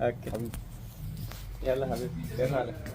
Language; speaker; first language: Arabic; non-native, learner; Hindi